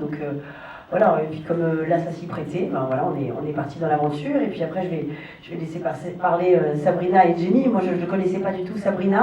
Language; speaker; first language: French; native; French